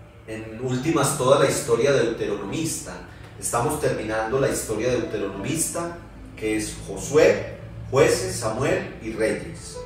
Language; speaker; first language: Spanish; native; Spanish